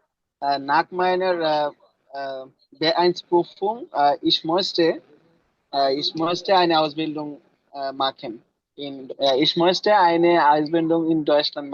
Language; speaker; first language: German; non-native, learner; Bangla